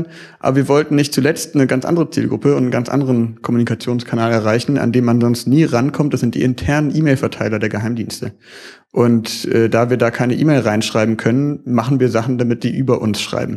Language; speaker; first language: German; native; German